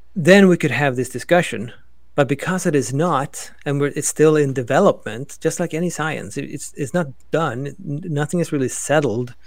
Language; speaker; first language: English; non-native, fluent; Swedish